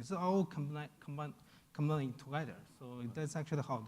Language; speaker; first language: English; non-native, fluent; Chinese